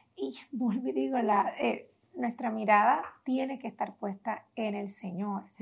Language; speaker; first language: Spanish; native; Spanish